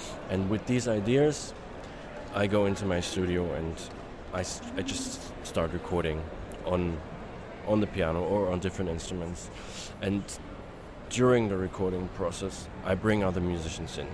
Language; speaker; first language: English; non-native, fluent; German